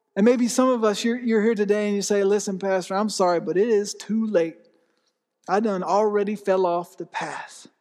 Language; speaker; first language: English; native; English